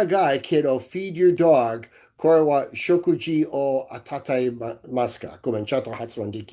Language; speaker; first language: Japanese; non-native, learner; English